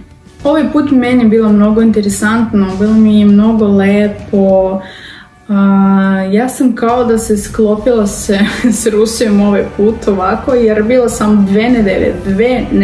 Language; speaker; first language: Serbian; non-native, learner; Russian